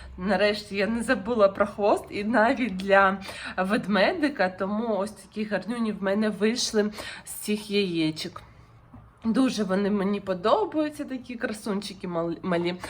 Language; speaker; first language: Ukrainian; non-native, local second language; Russian